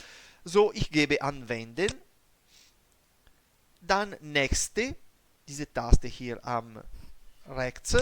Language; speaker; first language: German; non-native, learner; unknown